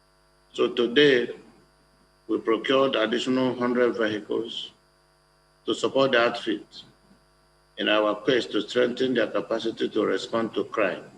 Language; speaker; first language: English; non-native, local second language; Igbo